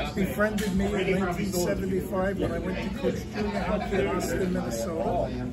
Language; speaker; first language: English; native; English